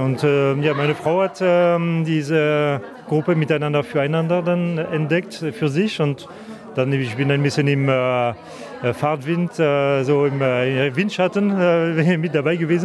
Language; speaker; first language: German; non-native, fluent; French